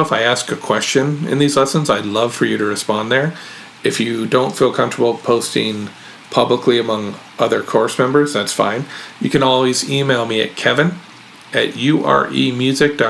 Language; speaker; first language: English; native; English